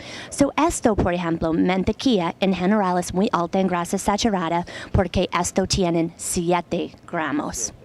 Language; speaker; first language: Spanish; non-native, learner; English